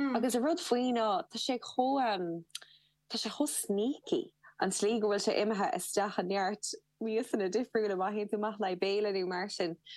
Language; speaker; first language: Irish; non-native, local second language; English